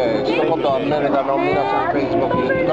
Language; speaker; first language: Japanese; non-native, fluent; English